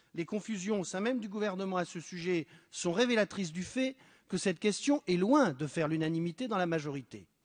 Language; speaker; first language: French; native; French